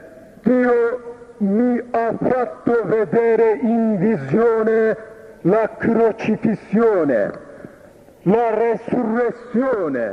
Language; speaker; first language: Italian; non-native, fluent; Turkish